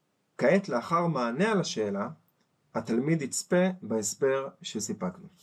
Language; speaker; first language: Hebrew; native; Hebrew